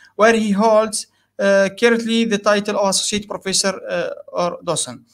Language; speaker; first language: English; non-native, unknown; Arabic